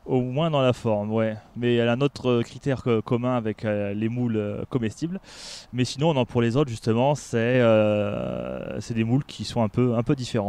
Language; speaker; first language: French; native; French